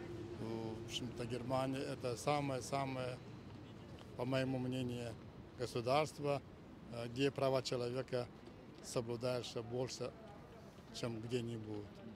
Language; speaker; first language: Russian; non-native, fluent; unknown